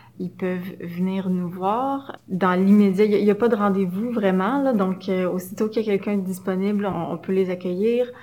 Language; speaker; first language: French; native; French